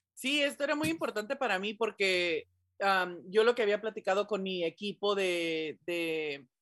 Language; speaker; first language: Spanish; early bilingual, heritage; Spanish